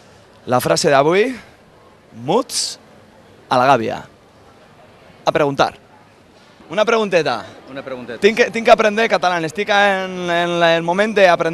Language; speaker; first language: Catalan; non-native, learner; Spanish